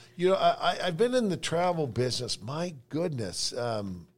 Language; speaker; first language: English; native; English